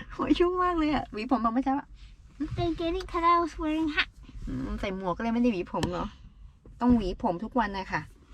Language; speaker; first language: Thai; native; Thai